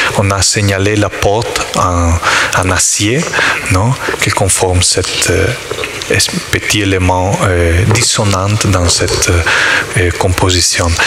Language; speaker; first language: French; non-native, learner; Italian